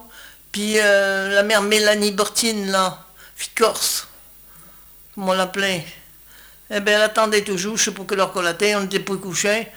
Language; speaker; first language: French; native; French